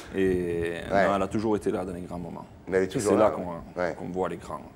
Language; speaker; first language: French; native; French